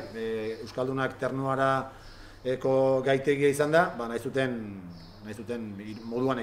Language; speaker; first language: Basque; native; Basque